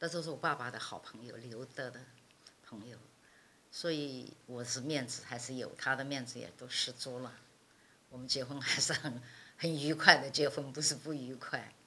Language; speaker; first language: Chinese; non-native, local second language; Cantonese